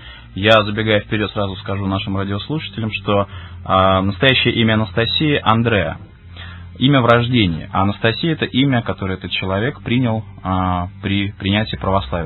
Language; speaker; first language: Russian; native; Russian